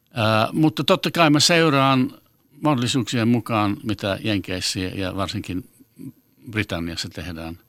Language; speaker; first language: Finnish; non-native, fluent; English